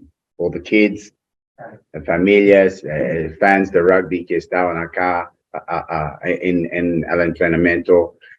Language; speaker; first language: Spanish; non-native, learner; English